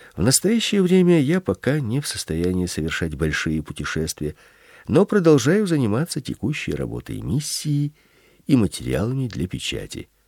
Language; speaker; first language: Russian; early bilingual, other home language; Swedish